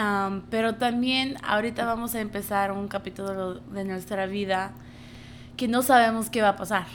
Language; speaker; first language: Spanish; early bilingual, heritage; Spanish